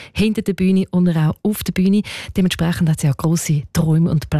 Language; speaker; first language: German; native; German